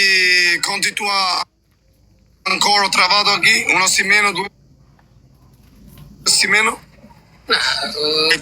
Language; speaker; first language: Italian; non-native, learner; Albanian